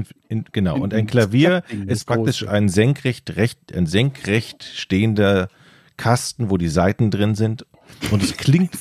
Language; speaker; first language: German; native; German